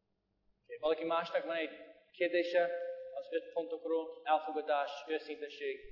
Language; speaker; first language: Hungarian; non-native, fluent; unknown